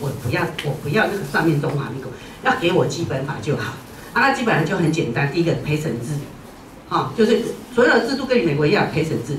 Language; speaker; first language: Chinese; non-native, local second language; Min Nan Chinese